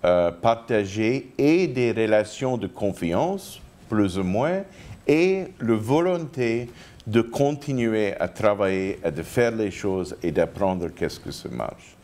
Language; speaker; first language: French; non-native, fluent; English